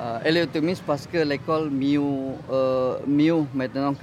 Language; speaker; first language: French; non-native, fluent; Indonesian